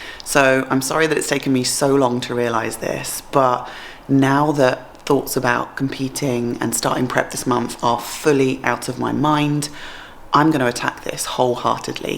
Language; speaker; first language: English; native; English